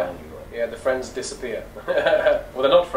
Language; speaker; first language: English; non-native, fluent; French